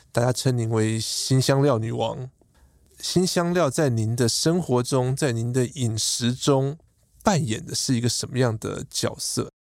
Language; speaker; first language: Chinese; native; Chinese